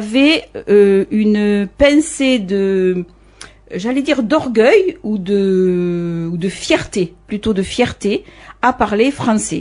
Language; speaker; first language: French; native; French